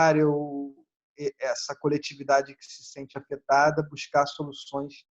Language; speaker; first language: Portuguese; native; Portuguese